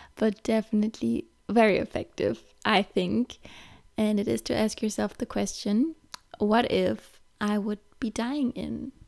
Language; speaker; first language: English; non-native, fluent; German